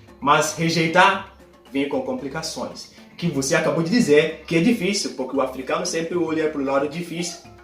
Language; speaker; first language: Portuguese; non-native, fluent; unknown